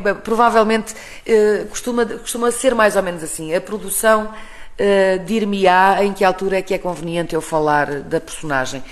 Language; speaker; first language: Portuguese; native; Portuguese